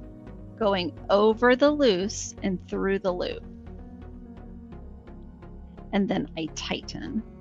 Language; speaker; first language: English; native; English